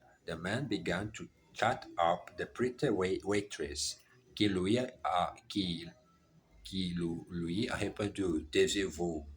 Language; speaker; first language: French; non-native, learner; German